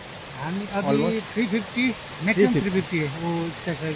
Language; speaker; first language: Hindi; non-native, local second language; Nepali